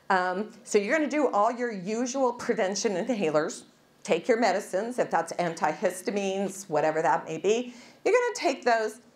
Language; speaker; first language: English; native; English